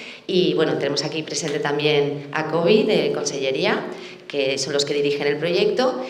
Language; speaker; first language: Spanish; native; Spanish